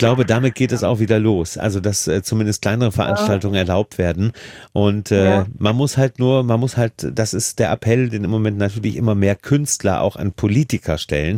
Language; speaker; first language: German; native; German